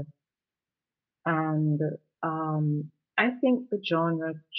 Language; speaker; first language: English; non-native, local second language; Jamaican Creole English